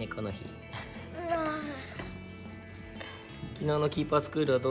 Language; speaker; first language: Japanese; native; Japanese